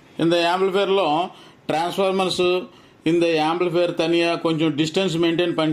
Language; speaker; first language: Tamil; non-native, local second language; Telugu